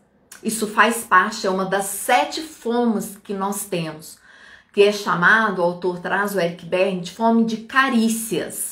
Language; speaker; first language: Portuguese; native; Portuguese